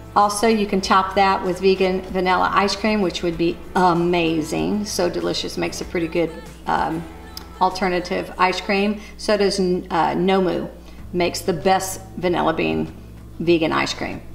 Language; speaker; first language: English; native; English